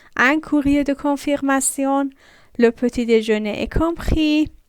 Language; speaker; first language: French; non-native, fluent; Persian